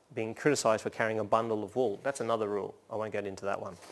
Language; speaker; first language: English; native; English